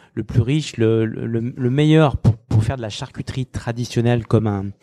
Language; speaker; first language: French; native; French